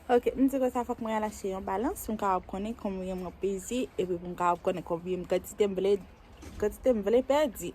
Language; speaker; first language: French; non-native, learner; Haitian Creole